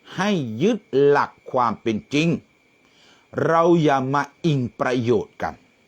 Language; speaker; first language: Thai; non-native, local second language; Malay